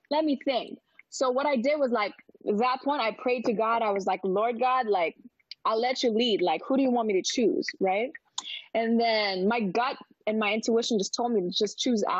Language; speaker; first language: English; non-native, local second language; Filipino